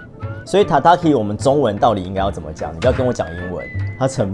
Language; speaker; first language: Chinese; native; Chinese